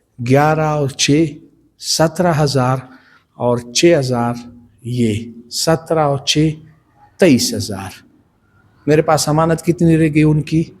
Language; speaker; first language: Urdu; non-native, local second language; Pashto